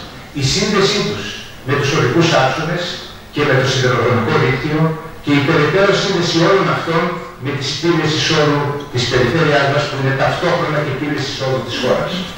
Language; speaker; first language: Greek; native; Greek